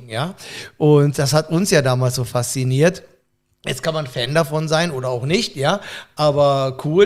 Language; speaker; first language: German; native; German